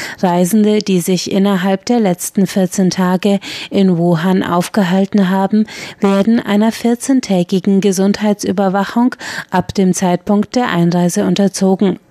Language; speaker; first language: German; native; German